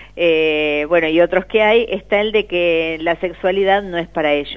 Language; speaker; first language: Spanish; native; Spanish